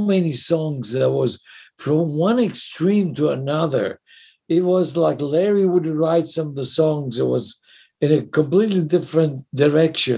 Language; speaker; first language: English; non-native, fluent; Italian